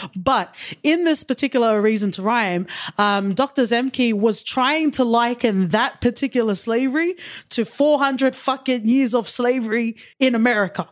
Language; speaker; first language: English; native; English